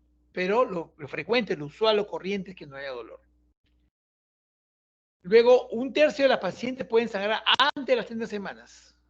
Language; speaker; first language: Spanish; native; Spanish